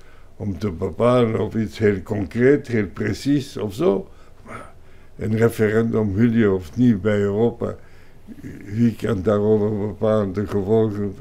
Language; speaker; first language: Dutch; non-native, local second language; French